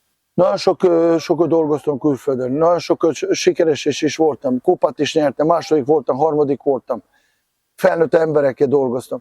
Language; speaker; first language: Hungarian; non-native, fluent; Serbian